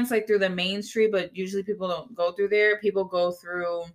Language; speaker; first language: English; early bilingual, other home language; Spanish